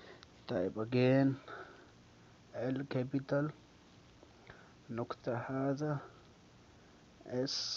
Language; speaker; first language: Arabic; non-native, learner; Urdu